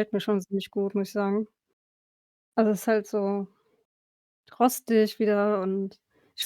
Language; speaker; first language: German; native; German